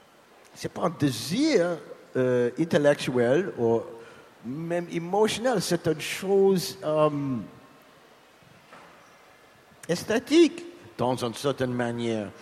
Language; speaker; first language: French; non-native, learner; English